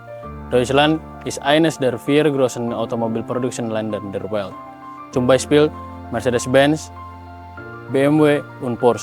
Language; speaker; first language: German; non-native, learner; Indonesian